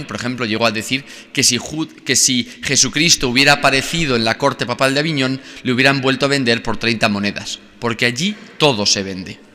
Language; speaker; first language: Spanish; native; Spanish